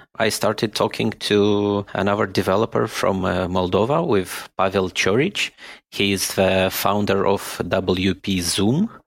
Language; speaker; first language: English; non-native, fluent; Romanian